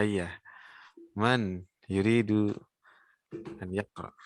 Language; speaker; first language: Arabic; non-native, fluent; Indonesian